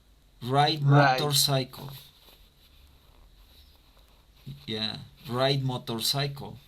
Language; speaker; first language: English; non-native, fluent; Spanish